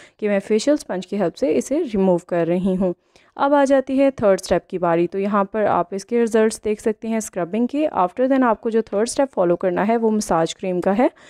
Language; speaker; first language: Hindi; native; Hindi